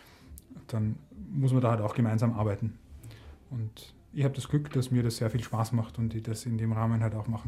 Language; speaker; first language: German; native; German